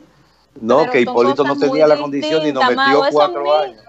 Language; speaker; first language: Spanish; native; Spanish